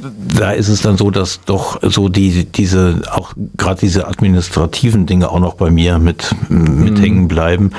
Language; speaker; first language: German; native; German